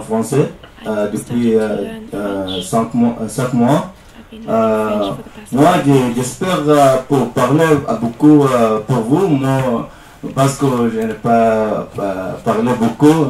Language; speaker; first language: French; non-native, learner; Arabic